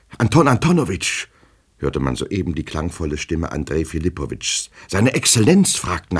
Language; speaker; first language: German; native; German